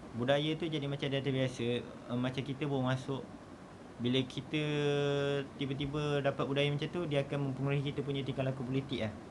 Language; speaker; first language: Malay; native; Malay